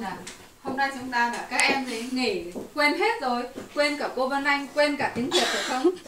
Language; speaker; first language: Vietnamese; native; Vietnamese